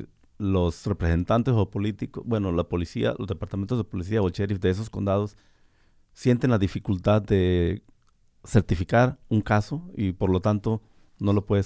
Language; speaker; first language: Spanish; native; Spanish